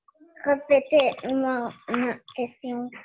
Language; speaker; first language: French; non-native, learner; Arabic